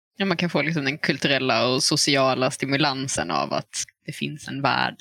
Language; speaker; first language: Swedish; native; Swedish